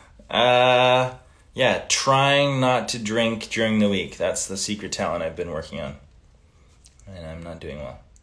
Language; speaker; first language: English; early bilingual, other home language; Italian